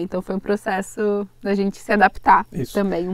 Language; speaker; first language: Portuguese; native; Portuguese